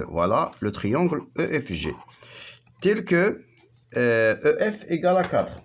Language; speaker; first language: French; non-native, local second language; Arabic